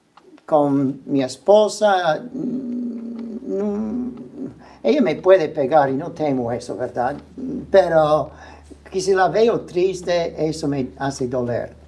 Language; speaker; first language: Spanish; non-native, fluent; English